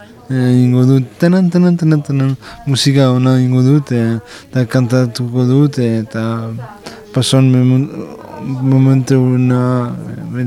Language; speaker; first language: Basque; non-native, learner; French